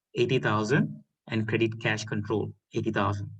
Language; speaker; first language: English; non-native, local second language; Sinhala